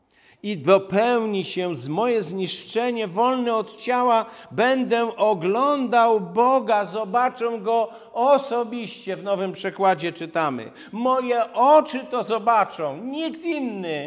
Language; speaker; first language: Polish; native; Polish